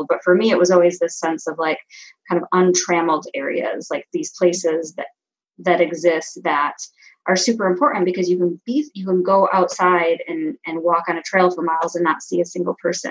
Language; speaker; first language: English; native; English